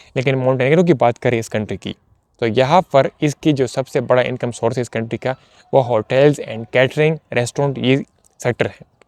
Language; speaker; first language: Urdu; non-native, local second language; Punjabi